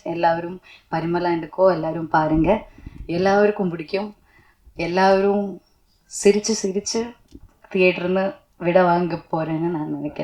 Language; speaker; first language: Tamil; non-native, learner; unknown